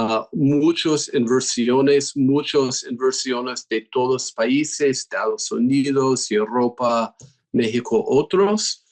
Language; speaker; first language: Spanish; non-native, fluent; English